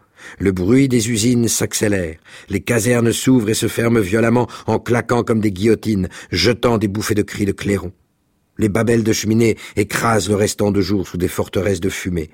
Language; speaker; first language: French; native; French